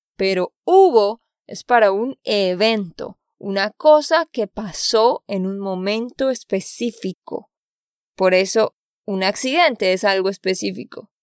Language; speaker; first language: Spanish; native; Spanish